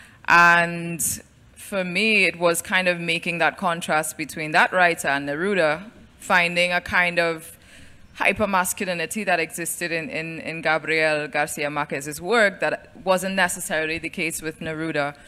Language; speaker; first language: English; native; English